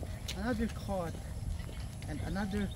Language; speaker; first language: English; non-native, local second language; Filipino